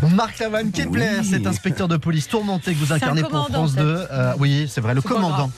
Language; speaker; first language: French; native; French